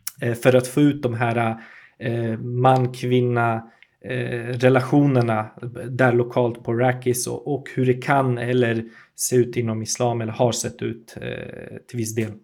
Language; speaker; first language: Swedish; native; Swedish